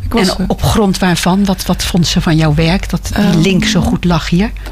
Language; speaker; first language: Dutch; native; Dutch